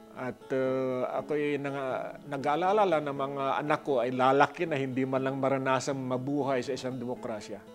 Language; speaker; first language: Filipino; native; Filipino